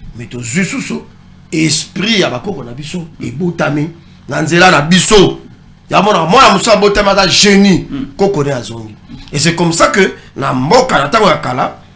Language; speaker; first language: Lingala; non-native, local second language; Kongo